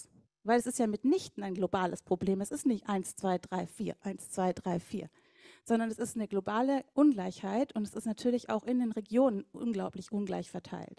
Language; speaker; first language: German; native; German